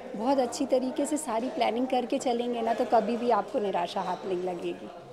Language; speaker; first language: Hindi; native; Hindi